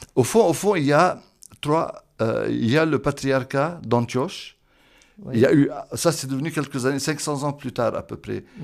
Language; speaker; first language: French; non-native, local second language; Arabic